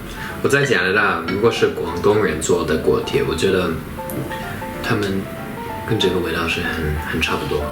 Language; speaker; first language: Chinese; non-native, fluent; English